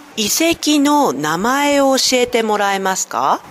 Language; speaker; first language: Japanese; native; Japanese